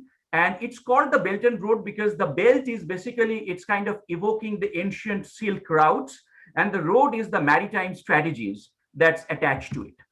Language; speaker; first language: English; non-native, local second language; Bangla